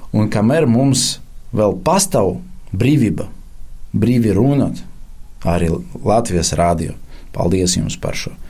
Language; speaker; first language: Latvian; non-native, local second language; Russian